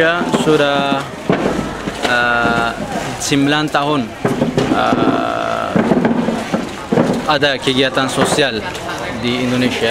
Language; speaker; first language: Indonesian; non-native, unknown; Turkish